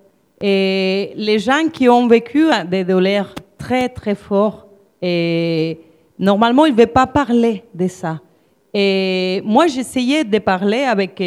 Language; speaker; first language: French; non-native, fluent; Spanish